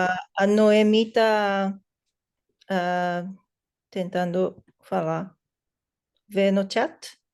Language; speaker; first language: Portuguese; non-native, learner; English